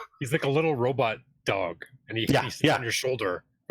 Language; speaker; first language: English; native; English